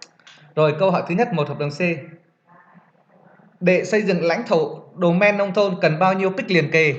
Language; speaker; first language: Vietnamese; native; Vietnamese